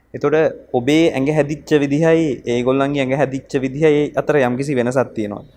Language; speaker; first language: Sinhala; native; Sinhala